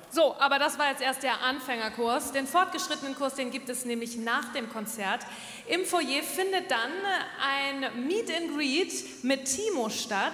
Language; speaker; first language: German; native; German